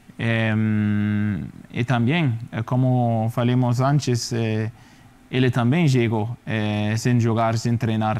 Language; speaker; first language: Spanish; non-native, fluent; Danish